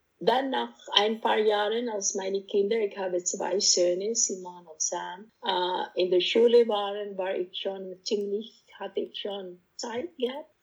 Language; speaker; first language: German; non-native, fluent; Cebuano